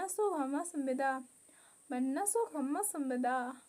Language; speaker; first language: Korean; non-native, learner; Hindi